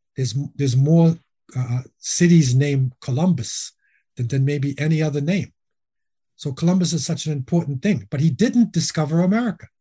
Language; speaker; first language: English; native; English